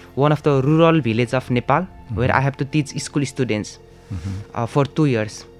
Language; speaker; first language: English; non-native, local second language; Nepali